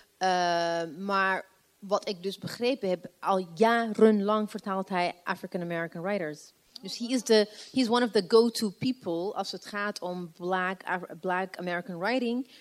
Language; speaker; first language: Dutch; non-native, fluent; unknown